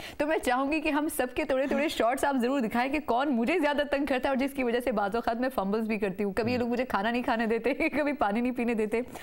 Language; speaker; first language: Urdu; native; Urdu